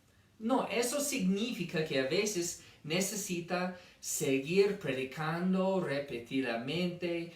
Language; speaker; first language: Spanish; non-native, fluent; English